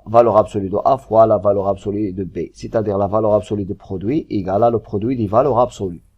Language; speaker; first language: French; non-native, local second language; Arabic